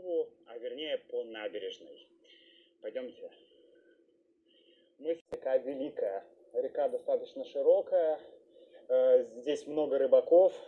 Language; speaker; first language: Russian; native; Russian